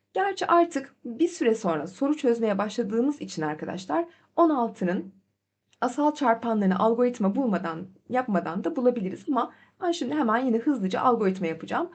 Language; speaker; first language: Turkish; native; Turkish